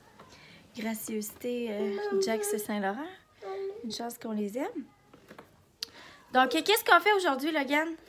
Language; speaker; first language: French; native; French